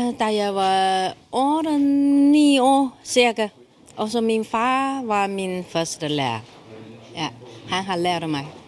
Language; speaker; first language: Danish; non-native, learner; Chinese